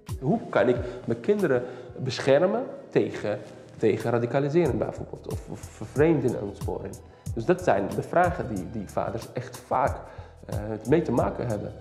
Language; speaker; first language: Dutch; early bilingual, other home language; Riffian